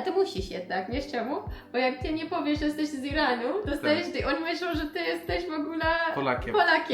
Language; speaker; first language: Polish; non-native, learner; Persian